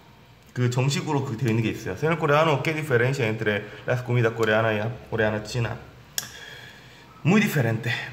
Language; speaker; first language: Spanish; non-native, learner; Korean